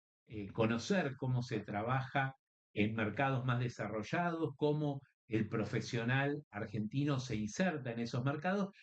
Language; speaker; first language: Spanish; native; Spanish